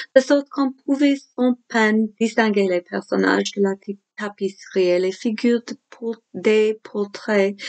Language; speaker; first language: French; non-native, fluent; English